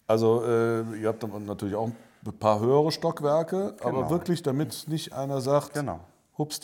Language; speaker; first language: German; native; German